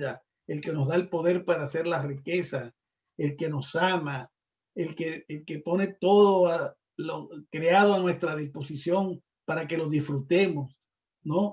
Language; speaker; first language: Spanish; native; Spanish